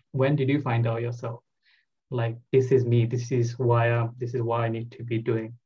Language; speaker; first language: English; non-native, local second language; Bangla